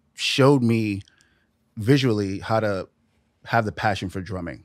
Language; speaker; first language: English; native; English